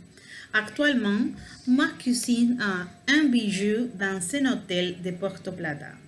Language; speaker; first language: French; non-native, learner; Spanish